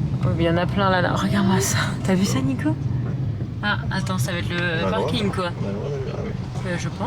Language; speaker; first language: French; native; French